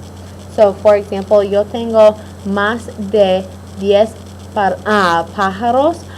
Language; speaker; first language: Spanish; non-native, fluent; English